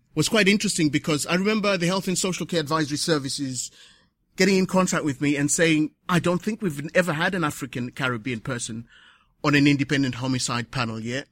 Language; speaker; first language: English; non-native, local second language; Shona